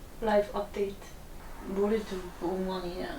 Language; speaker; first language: Korean; non-native, learner; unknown